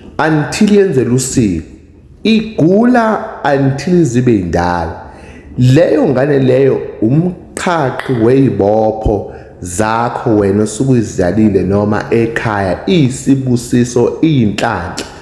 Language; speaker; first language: Zulu; native; Zulu